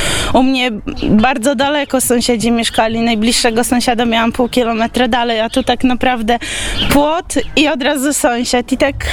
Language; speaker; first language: Polish; non-native, local second language; Ukrainian